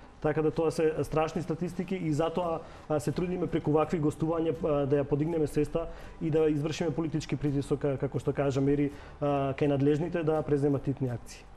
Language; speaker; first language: Macedonian; native; Macedonian